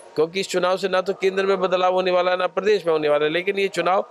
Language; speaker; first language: Hindi; native; Hindi